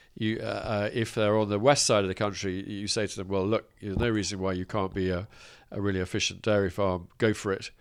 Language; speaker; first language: English; native; English